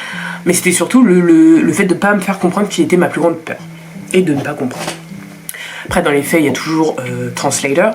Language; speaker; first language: French; native; French